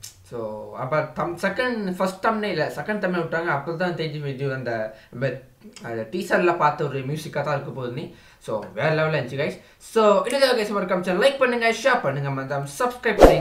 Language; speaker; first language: Tamil; early bilingual, heritage; Tamil